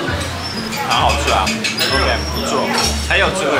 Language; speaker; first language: Chinese; non-native, fluent; French